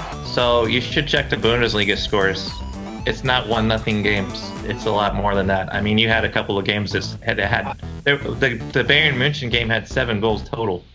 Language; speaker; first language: English; native; English